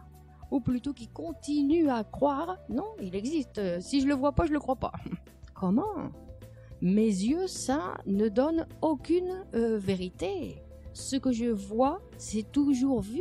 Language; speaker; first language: French; native; French